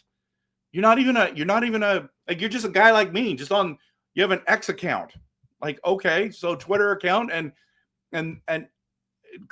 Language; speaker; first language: English; native; English